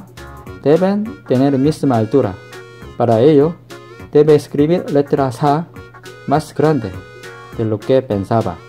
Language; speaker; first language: Spanish; non-native, learner; Korean